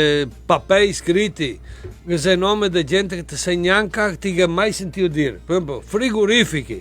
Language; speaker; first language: Italian; early bilingual, heritage; Portuguese